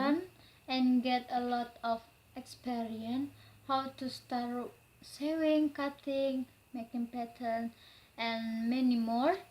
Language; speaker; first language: English; non-native, learner; Indonesian